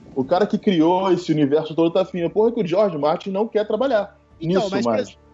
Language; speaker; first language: Portuguese; native; Portuguese